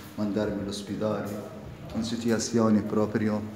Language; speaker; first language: Italian; non-native, fluent; Arabic